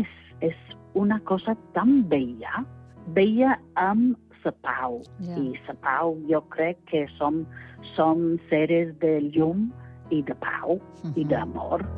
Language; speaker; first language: Catalan; non-native, fluent; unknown